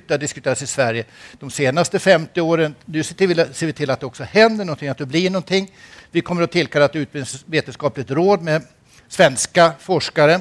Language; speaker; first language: Swedish; native; Swedish